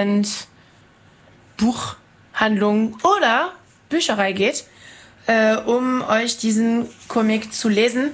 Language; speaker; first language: German; non-native, fluent; French